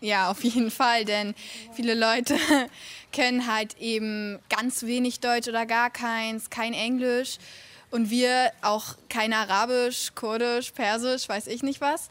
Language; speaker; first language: German; native; German